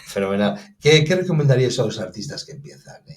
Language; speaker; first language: Spanish; native; Spanish